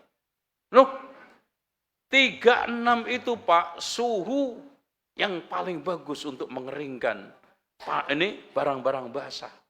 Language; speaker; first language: Indonesian; native; Indonesian